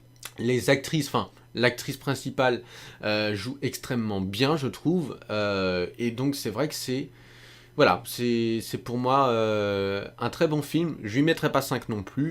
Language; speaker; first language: French; native; French